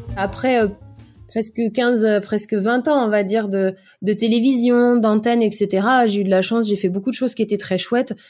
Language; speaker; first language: French; native; French